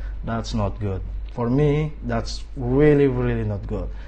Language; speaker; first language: English; non-native, learner; Indonesian